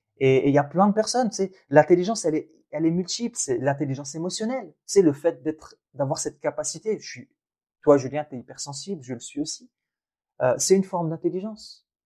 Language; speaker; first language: French; early bilingual, other home language; Arabic